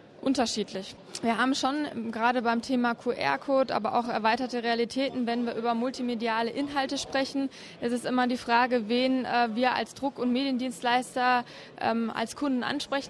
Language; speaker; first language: German; native; German